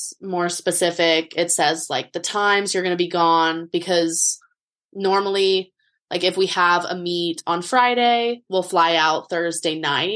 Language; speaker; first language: English; native; English